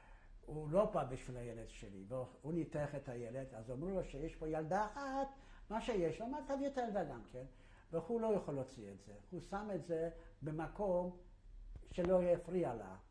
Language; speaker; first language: Hebrew; non-native, fluent; Yiddish